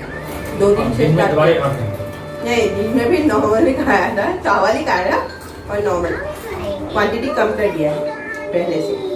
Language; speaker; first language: Hindi; native; Hindi